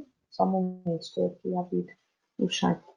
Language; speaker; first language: Portuguese; native; Portuguese